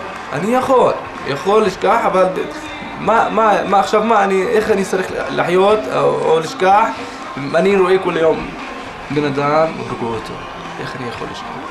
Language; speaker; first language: Hebrew; non-native, local second language; Arabic